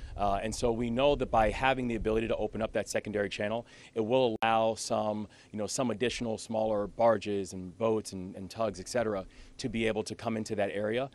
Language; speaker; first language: English; native; English